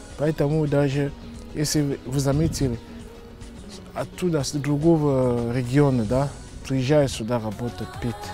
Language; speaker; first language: Russian; non-native, fluent; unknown